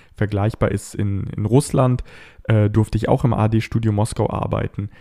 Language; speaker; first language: German; native; German